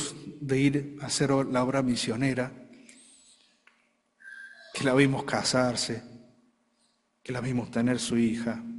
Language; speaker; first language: Spanish; native; Spanish